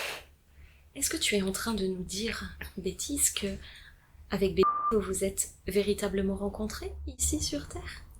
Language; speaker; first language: French; native; French